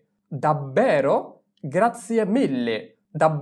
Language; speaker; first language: Italian; non-native, fluent; Bangla